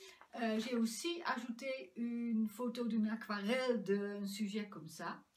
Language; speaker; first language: French; non-native, fluent; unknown